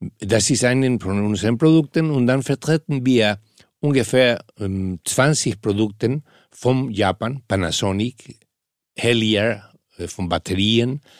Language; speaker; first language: German; non-native, fluent; Spanish